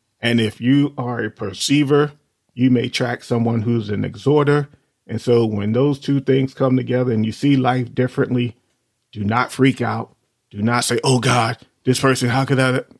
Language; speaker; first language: English; native; English